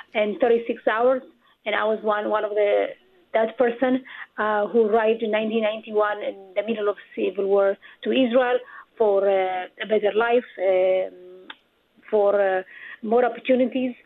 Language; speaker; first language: English; non-native, fluent; Amharic